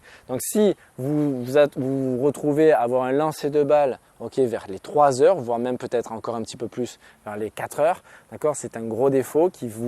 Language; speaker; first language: French; native; French